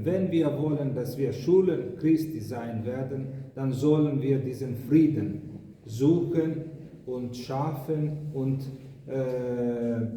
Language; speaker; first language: German; non-native, fluent; Greek